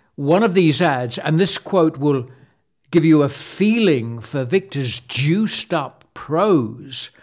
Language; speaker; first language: English; native; English